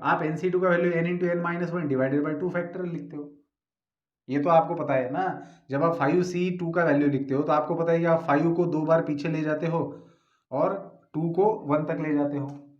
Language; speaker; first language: Hindi; native; Hindi